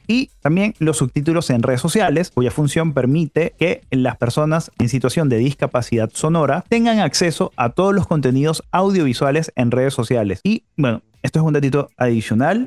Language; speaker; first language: Spanish; native; Spanish